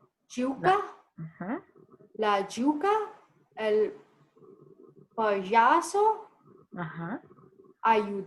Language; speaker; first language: Spanish; non-native, learner; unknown